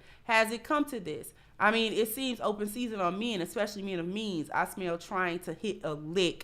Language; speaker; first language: English; native; English